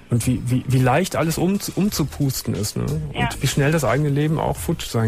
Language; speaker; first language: German; native; German